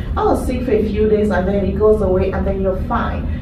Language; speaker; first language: English; native; English